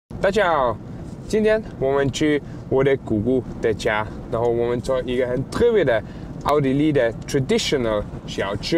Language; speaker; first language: Chinese; non-native, learner; German